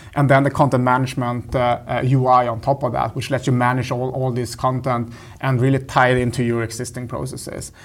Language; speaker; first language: English; non-native, fluent; Swedish